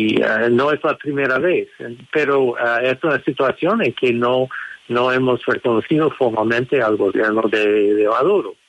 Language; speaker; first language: Spanish; non-native, fluent; English